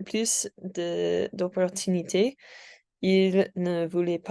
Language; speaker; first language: French; non-native, learner; English